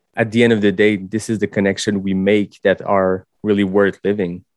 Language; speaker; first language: English; non-native, fluent; French